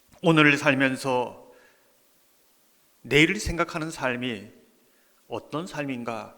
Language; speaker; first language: Korean; native; Korean